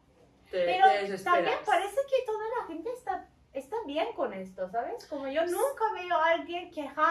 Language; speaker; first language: Spanish; non-native, learner; Turkish